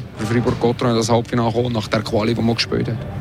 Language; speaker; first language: German; native; German